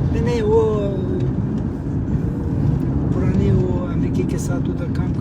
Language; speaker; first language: Hindi; non-native, learner; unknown